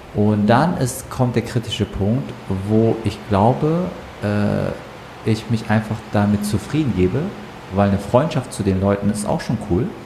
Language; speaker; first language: German; native; German